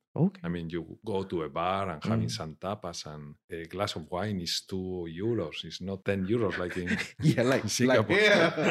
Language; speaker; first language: English; non-native, fluent; Spanish